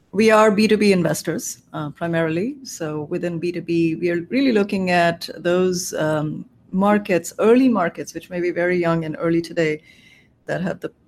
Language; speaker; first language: English; non-native, local second language; Bangla